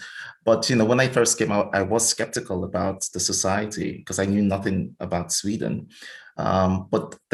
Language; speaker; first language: English; non-native, local second language; Igbo